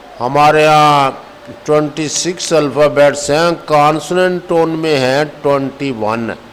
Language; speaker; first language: Urdu; non-native, local second language; Punjabi